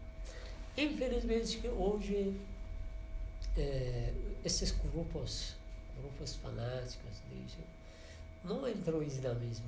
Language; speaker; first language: Portuguese; non-native, learner; Persian